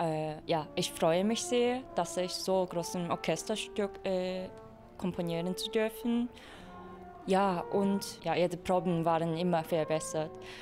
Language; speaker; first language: German; non-native, learner; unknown